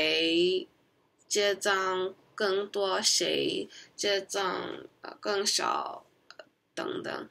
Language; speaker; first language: Chinese; non-native, learner; Korean